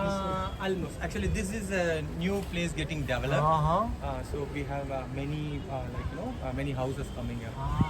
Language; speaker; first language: English; non-native, local second language; Tamil